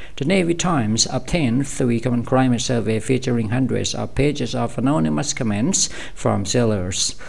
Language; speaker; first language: English; non-native, fluent; Thai